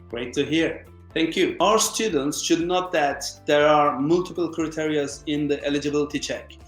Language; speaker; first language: English; non-native, fluent; Turkish